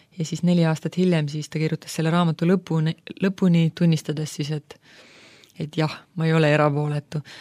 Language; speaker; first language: Estonian; native; Estonian